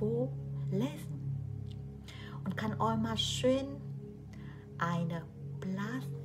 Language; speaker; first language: German; non-native, learner; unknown